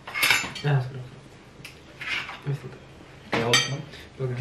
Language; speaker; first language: Thai; early bilingual, heritage; Thai